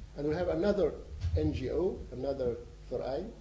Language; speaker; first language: English; non-native, fluent; Arabic